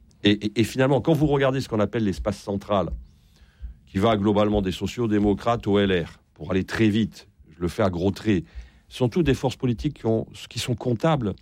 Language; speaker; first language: French; native; French